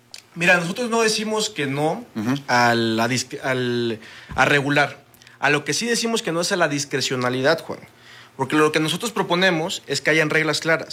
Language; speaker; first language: Spanish; native; Spanish